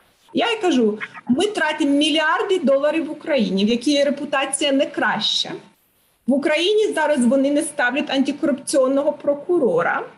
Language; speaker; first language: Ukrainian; non-native, learner; English